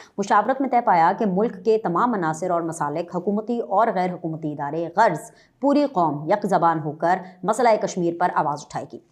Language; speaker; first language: Urdu; native; Urdu